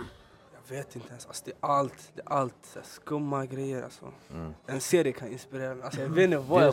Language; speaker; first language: Swedish; early bilingual, other home language; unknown